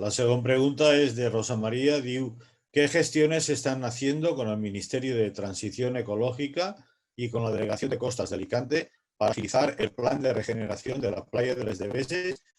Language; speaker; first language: Spanish; non-native, local second language; Catalan